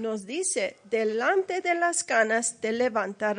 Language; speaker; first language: Spanish; early bilingual, heritage; English